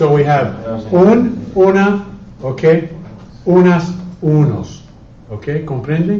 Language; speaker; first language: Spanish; non-native, fluent; English